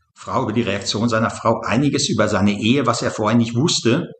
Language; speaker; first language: German; native; German